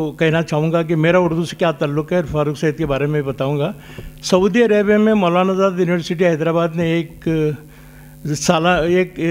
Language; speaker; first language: Hindi; non-native, local second language; Marathi